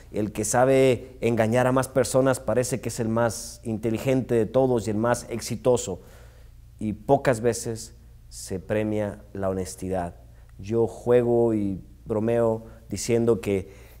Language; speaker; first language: Spanish; native; Spanish